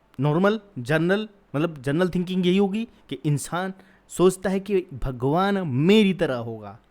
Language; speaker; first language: Hindi; native; Hindi